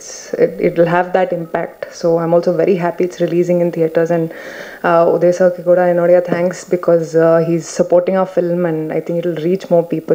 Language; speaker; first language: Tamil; non-native, learner; Hindi